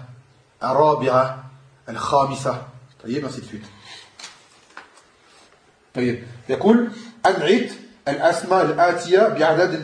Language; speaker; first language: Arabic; non-native, fluent; French